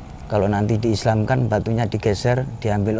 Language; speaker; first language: Indonesian; native; Indonesian